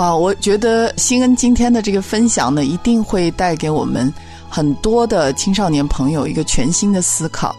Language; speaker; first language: Chinese; native; Chinese